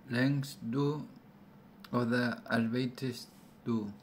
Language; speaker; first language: German; non-native, learner; Spanish